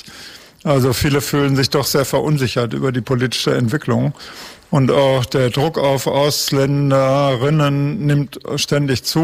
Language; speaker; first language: German; native; German